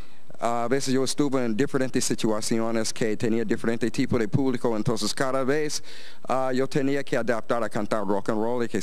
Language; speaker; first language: Spanish; non-native, fluent; English